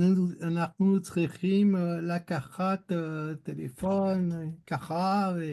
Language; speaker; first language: Hebrew; non-native, learner; French